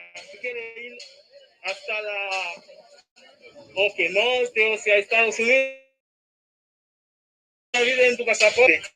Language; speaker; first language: Spanish; non-native, learner; Haitian Creole